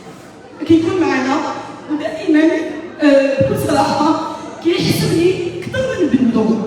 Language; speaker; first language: Arabic; native; Arabic